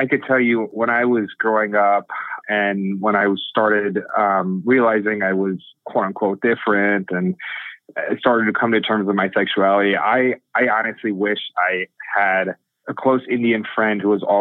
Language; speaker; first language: English; native; English